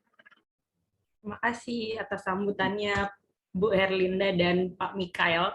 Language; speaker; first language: Indonesian; native; Indonesian